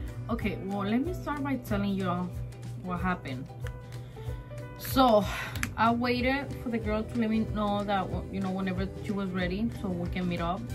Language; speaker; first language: English; early bilingual, other home language; Spanish